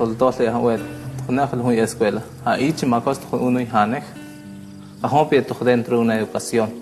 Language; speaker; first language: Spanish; non-native, local second language; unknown